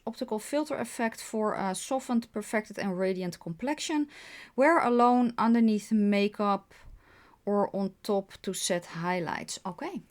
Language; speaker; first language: English; non-native, fluent; Dutch